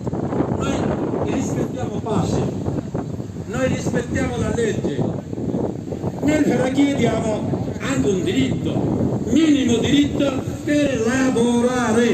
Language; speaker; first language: Italian; non-native, fluent; Bangla